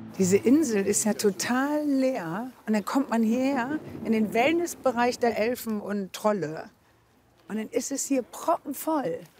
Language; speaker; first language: German; native; German